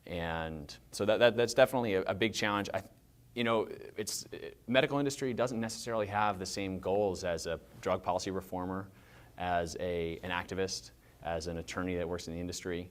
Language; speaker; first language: English; native; English